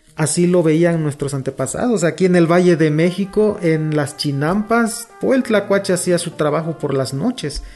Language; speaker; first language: Spanish; non-native, local second language; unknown